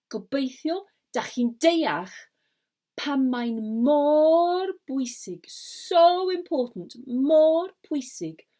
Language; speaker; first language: Welsh; non-native, fluent; English